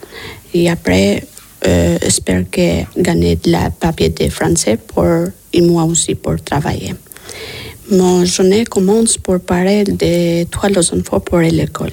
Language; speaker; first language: French; non-native, learner; Albanian